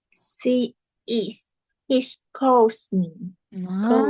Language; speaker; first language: English; non-native, learner; Vietnamese